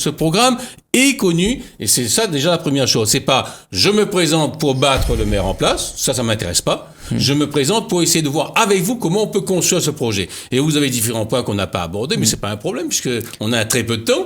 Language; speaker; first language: French; native; French